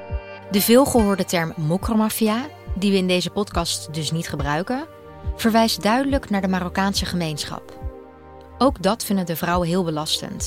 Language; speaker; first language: Dutch; native; Dutch